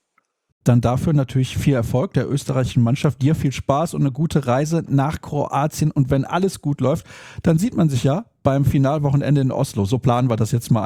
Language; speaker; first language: German; native; German